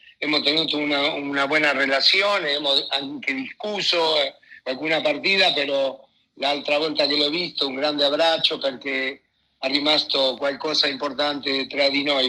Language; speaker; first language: Italian; non-native, fluent; Spanish